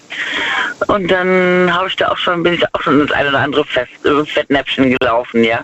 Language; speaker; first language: German; native; German